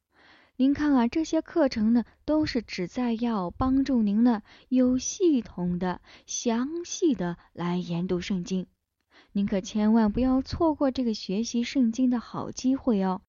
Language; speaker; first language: Chinese; native; Chinese